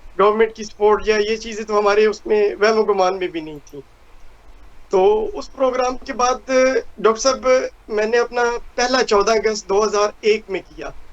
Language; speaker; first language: Hindi; non-native, local second language; Punjabi